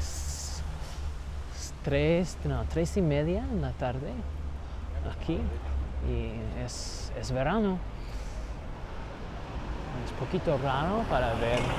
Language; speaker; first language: Spanish; non-native, learner; English